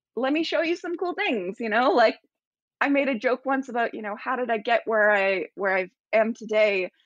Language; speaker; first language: English; native; English